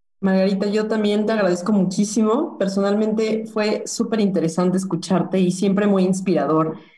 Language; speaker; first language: Spanish; native; Spanish